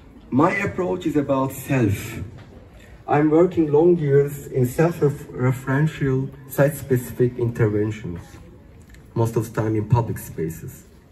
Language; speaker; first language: English; non-native, fluent; Turkish